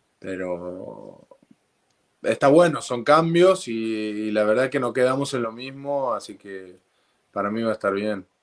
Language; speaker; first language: Spanish; native; Spanish